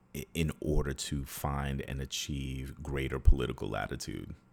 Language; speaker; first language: English; native; English